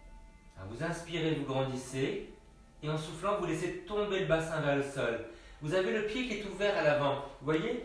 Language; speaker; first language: French; native; French